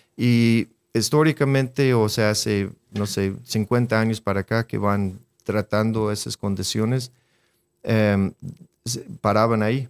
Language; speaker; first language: Spanish; non-native, fluent; English